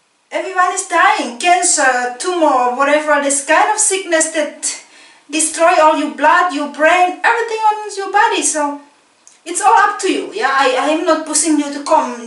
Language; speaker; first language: English; non-native, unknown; Indonesian